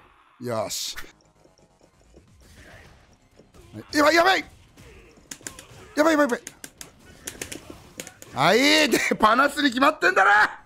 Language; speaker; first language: Japanese; native; Japanese